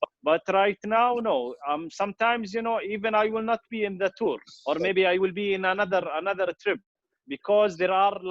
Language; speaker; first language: English; non-native, fluent; Arabic